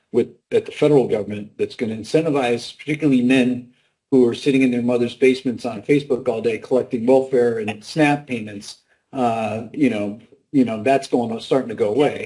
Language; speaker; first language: English; native; English